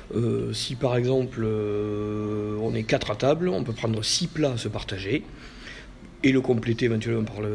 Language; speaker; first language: French; native; French